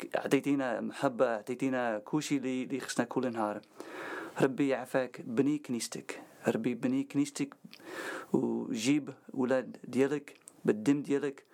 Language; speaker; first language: Arabic; non-native, fluent; English